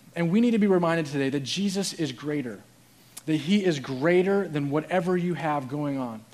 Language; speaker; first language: English; native; English